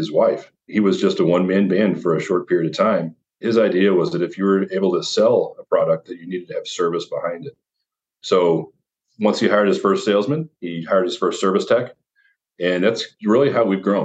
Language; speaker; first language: English; native; English